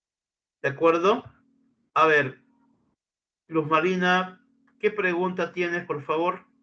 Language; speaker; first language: Spanish; native; Spanish